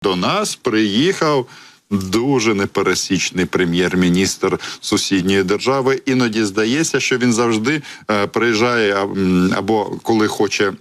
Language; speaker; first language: Ukrainian; native; Ukrainian